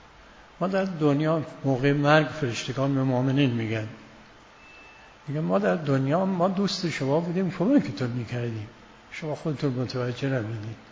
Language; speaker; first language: Persian; native; Persian